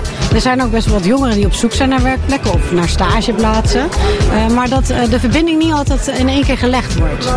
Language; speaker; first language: Dutch; native; Dutch